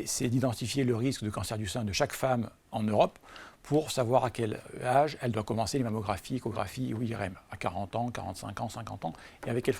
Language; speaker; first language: French; native; French